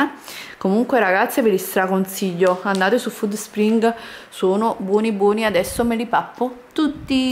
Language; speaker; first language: Italian; native; Italian